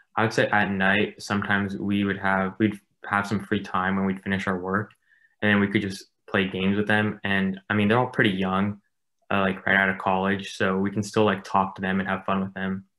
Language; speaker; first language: English; native; English